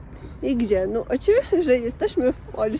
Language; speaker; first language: Polish; non-native, fluent; Russian